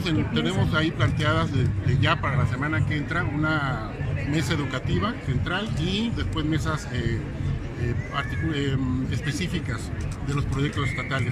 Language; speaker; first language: Spanish; native; Spanish